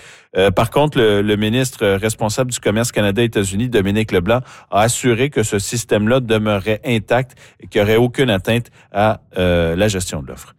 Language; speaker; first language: French; native; French